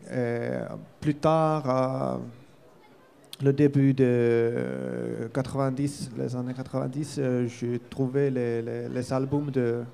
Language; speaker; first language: French; non-native, learner; Finnish